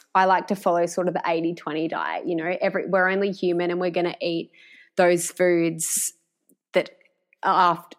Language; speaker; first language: English; native; English